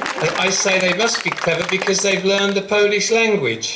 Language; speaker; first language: English; native; English